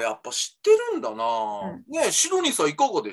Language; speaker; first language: Japanese; native; Japanese